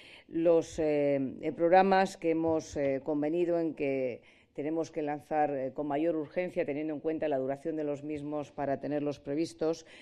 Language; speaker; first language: Spanish; native; Spanish